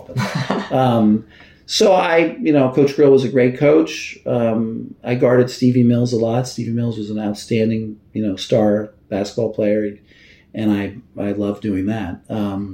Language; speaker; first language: English; native; English